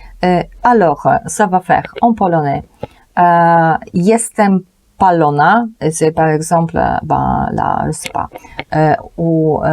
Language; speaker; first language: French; non-native, fluent; Polish